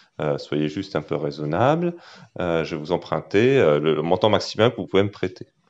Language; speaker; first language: French; native; French